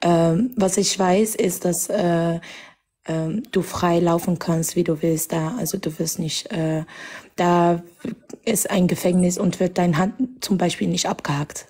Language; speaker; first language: German; non-native, fluent; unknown